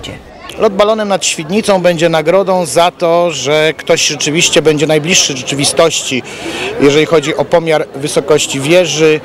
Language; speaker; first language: Polish; native; Polish